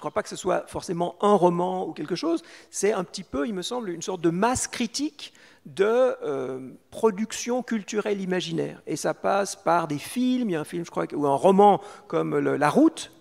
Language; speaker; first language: French; native; French